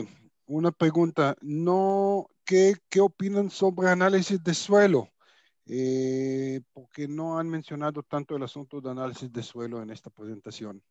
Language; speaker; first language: Spanish; non-native, fluent; Hebrew